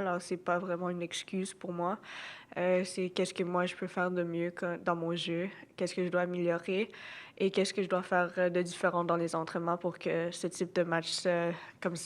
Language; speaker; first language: French; non-native, local second language; English